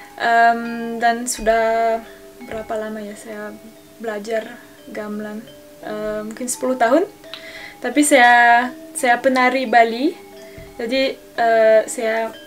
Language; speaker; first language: Indonesian; non-native, learner; French